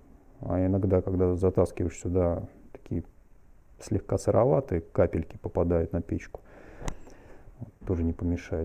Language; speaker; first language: Russian; native; Russian